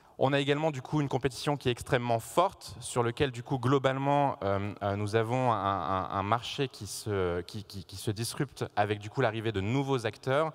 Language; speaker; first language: French; native; French